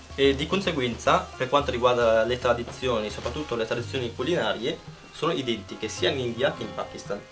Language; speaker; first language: Italian; non-native, fluent; Punjabi